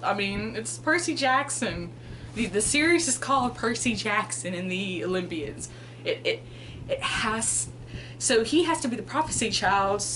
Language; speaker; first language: English; native; English